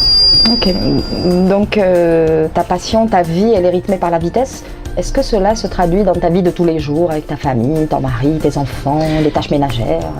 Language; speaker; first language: French; native; French